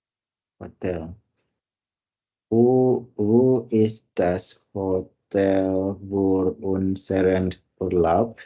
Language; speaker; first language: German; non-native, learner; Indonesian